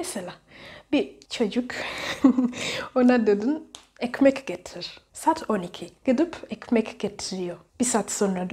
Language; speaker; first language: Turkish; non-native, fluent; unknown